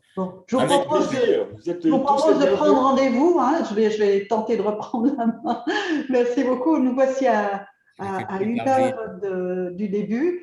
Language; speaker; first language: French; native; French